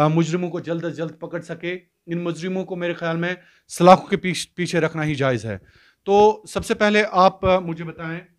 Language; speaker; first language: Hindi; non-native, local second language; Kashmiri